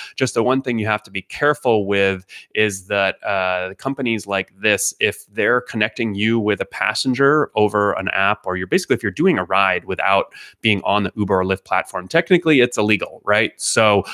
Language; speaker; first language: English; native; English